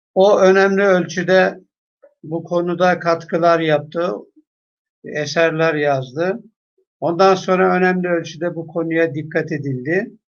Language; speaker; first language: Turkish; native; Turkish